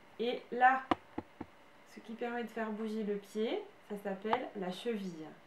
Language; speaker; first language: French; native; French